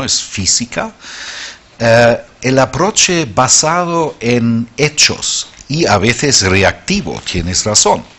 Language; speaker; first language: Spanish; non-native, fluent; German